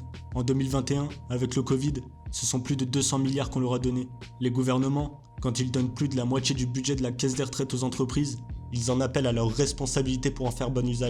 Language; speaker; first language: French; native; French